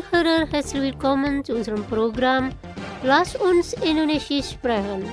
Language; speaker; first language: German; non-native, fluent; Indonesian